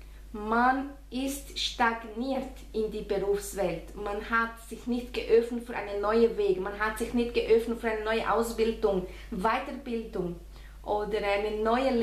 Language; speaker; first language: German; non-native, fluent; Spanish